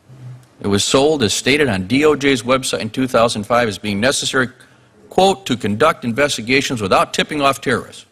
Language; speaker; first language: English; native; English